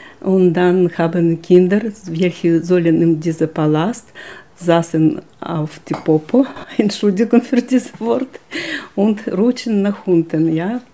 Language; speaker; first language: German; non-native, learner; Russian